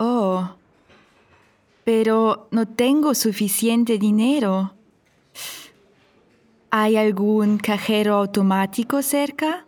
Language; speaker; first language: Spanish; non-native, fluent; German